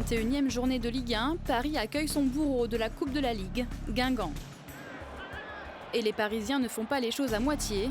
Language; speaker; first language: French; native; French